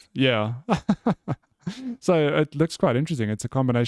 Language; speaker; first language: English; native; English